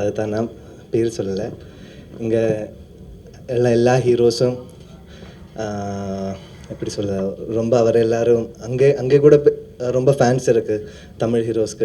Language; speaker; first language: Tamil; non-native, learner; Malayalam